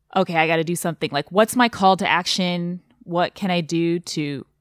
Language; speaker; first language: English; non-native, fluent; Chinese